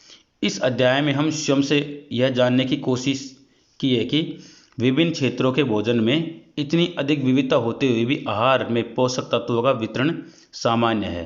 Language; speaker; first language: Hindi; native; Hindi